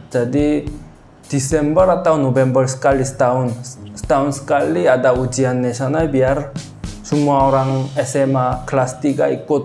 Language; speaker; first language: Indonesian; non-native, fluent; Korean